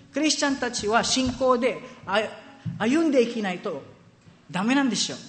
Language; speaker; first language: Japanese; non-native, fluent; Filipino